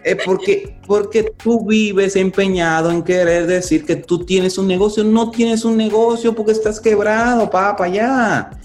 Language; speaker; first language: Spanish; native; Spanish